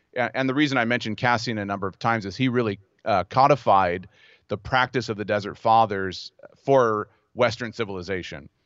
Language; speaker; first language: English; native; English